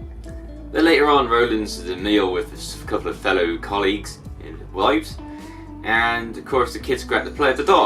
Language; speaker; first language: English; native; English